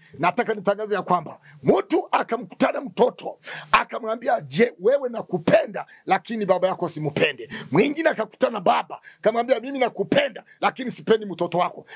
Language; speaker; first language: Swahili; non-native, local second language; Kinyarwanda